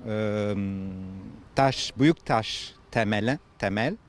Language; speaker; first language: Turkish; non-native, learner; Italian